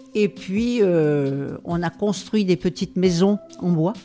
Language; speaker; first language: French; native; French